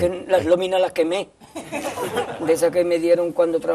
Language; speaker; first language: Spanish; native; Spanish